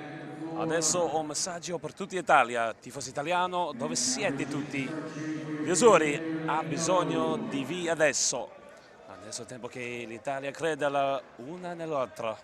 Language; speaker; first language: Italian; non-native, learner; English